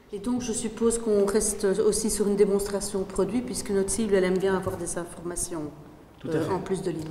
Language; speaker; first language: French; native; French